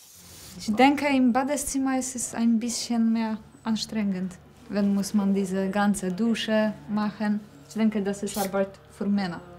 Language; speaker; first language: German; non-native, learner; Polish